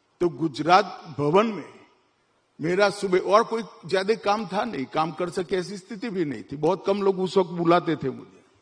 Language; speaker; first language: Hindi; non-native, local second language; Gujarati